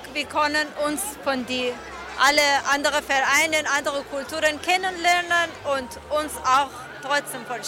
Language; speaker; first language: German; non-native, learner; Persian